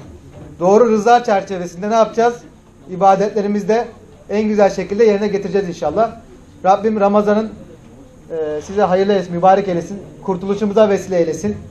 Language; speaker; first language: Turkish; native; Turkish